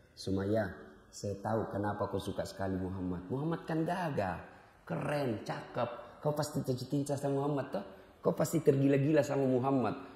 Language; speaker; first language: Indonesian; non-native, local second language; Buginese